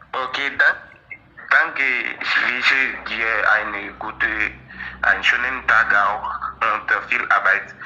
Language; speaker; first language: German; non-native, learner; French